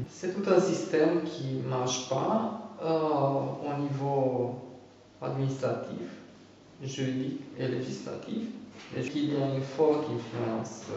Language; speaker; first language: French; non-native, fluent; Romanian